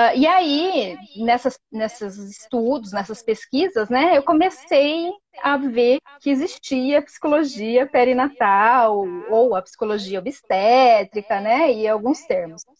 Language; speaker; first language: Portuguese; native; Portuguese